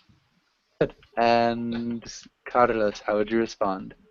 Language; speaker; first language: English; native; English